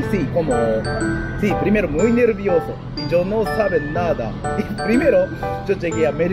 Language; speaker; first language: Spanish; non-native, learner; Japanese